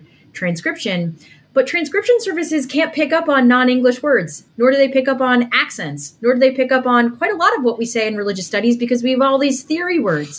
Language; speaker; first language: English; native; English